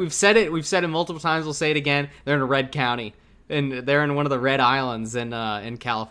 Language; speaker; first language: English; native; English